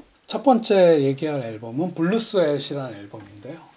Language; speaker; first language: Korean; native; Korean